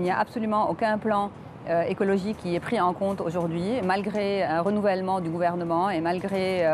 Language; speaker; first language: French; non-native, local second language; Arabic